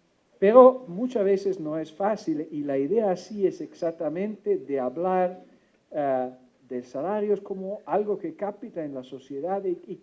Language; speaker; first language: Spanish; non-native, fluent; Italian